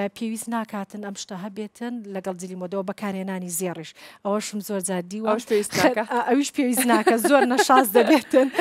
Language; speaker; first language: Central Kurdish; non-native, local second language; Kurdish